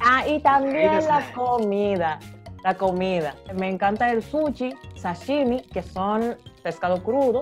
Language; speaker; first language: Spanish; non-native, fluent; Japanese